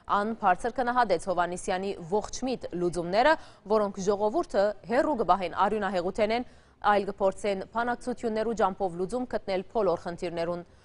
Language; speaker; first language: Armenian; early bilingual, heritage; Armenian